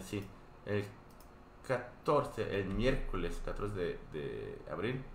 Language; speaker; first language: Spanish; non-native, fluent; Korean